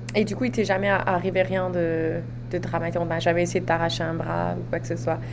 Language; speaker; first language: French; native; French